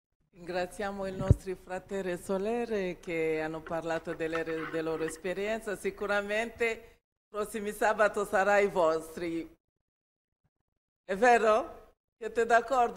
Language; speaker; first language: Italian; non-native, fluent; Kinyarwanda